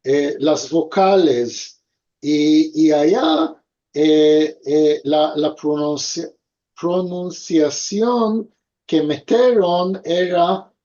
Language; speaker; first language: Spanish; early bilingual, heritage; Ladino